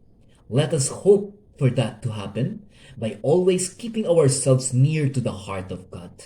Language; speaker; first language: English; non-native, local second language; Hiligaynon